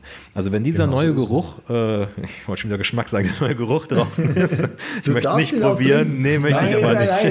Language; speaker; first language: German; native; German